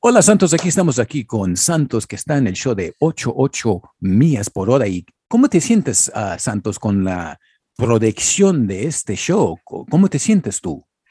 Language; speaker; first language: Spanish; early bilingual, heritage; Spanish